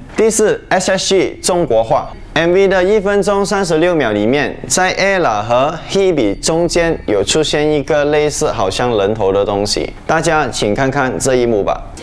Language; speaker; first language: Chinese; non-native, local second language; Hakka Chinese